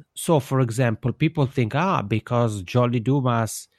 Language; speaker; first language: English; non-native, fluent; Italian